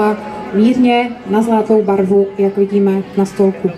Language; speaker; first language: Czech; native; Czech